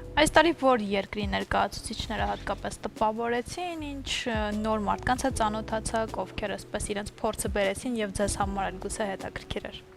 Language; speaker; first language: Armenian; native; Armenian